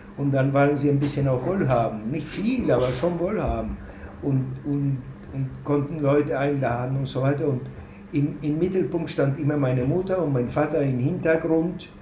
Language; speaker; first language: German; non-native, fluent; Spanish